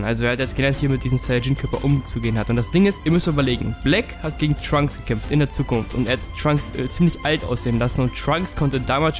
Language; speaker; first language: German; native; German